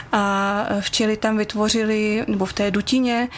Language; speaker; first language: Czech; native; Czech